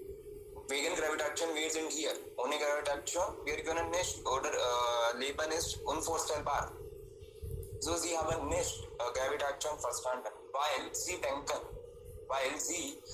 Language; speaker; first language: German; non-native, learner; Hindi